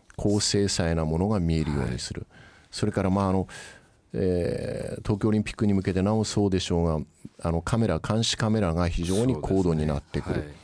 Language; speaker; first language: Japanese; native; Japanese